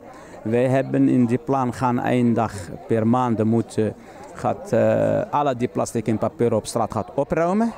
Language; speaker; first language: Dutch; non-native, learner; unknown